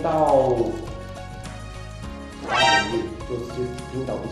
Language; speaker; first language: Chinese; early bilingual, heritage; Portuguese